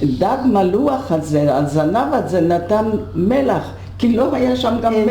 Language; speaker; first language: Hebrew; non-native, fluent; Polish